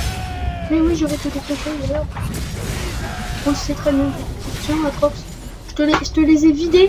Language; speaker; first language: French; native; French